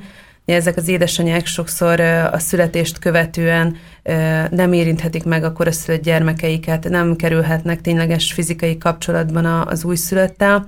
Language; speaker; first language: Hungarian; native; Hungarian